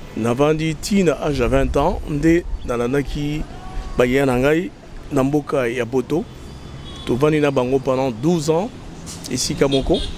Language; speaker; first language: Lingala; native; Lingala